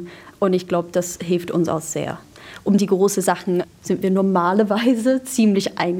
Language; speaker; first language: German; non-native, fluent; English